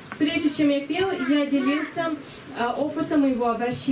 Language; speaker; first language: Russian; native; Russian